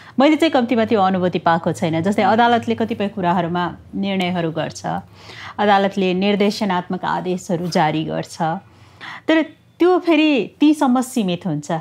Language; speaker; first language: Nepali; non-native, local second language; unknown